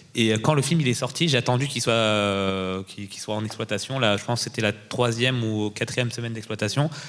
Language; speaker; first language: French; early bilingual, other home language; Tamil